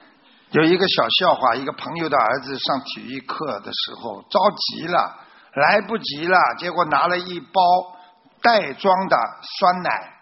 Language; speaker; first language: Chinese; native; Chinese